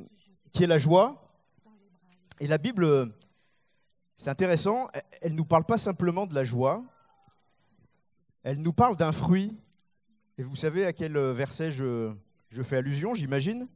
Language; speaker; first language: French; native; French